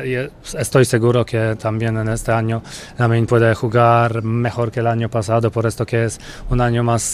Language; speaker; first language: Spanish; non-native, fluent; Polish